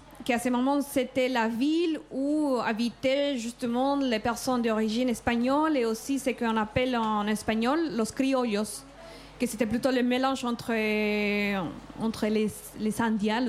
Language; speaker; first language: French; non-native, fluent; Spanish